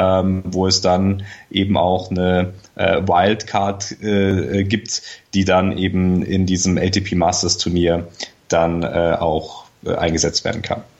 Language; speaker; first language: German; native; German